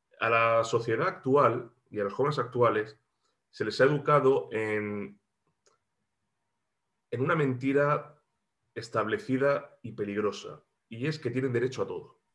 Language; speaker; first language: Spanish; native; Spanish